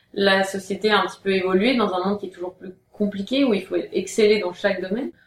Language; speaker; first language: French; native; French